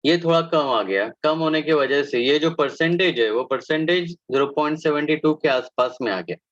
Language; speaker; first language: Hindi; non-native, local second language; Marathi